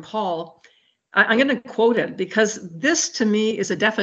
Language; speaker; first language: English; native; English